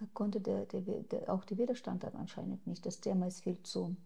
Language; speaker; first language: German; non-native, fluent; Russian